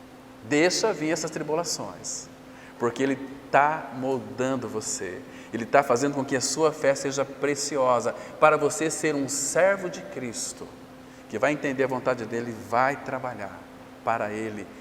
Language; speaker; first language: Portuguese; native; Portuguese